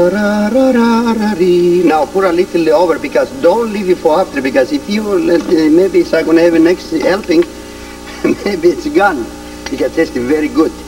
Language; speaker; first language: English; non-native, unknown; Italian